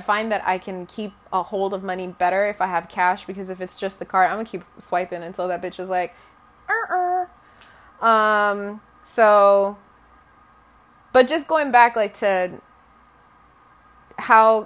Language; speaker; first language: English; non-native, local second language; Bemba